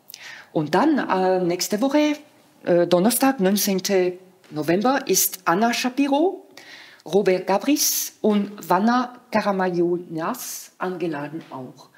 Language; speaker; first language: German; non-native, fluent; French